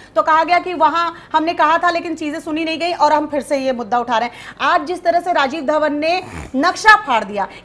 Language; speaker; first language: Hindi; native; Hindi